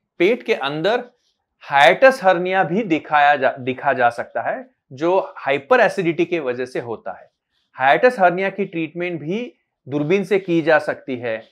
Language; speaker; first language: Hindi; non-native, local second language; Marathi